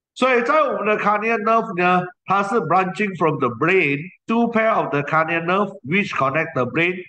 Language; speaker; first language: English; non-native, local second language; Chinese